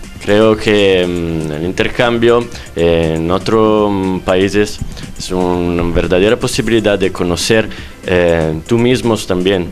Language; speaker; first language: Spanish; non-native, fluent; Italian